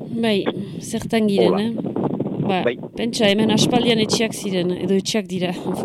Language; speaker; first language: Basque; native; Basque